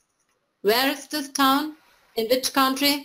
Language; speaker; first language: English; non-native, fluent; German